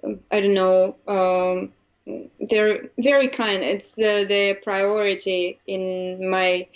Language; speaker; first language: English; non-native, fluent; Russian